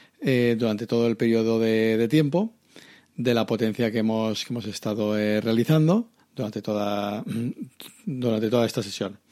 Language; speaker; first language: Spanish; native; Spanish